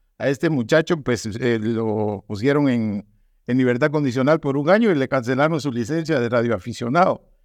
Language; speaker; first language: Spanish; native; Spanish